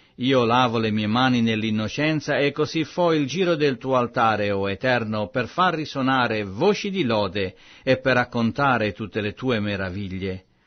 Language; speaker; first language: Italian; non-native, fluent; French